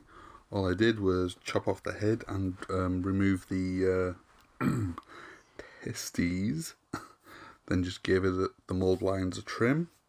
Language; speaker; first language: English; native; English